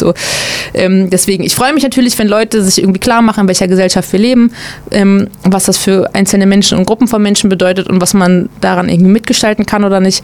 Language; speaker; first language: German; native; German